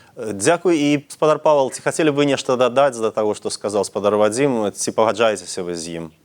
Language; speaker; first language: Belarusian; native; Belarusian